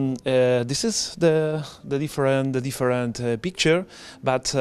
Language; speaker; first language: English; non-native, learner; Spanish